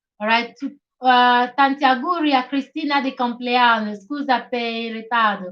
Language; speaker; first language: Italian; non-native, learner; Igbo